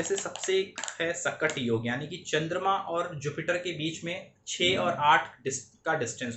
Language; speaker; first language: Hindi; native; Hindi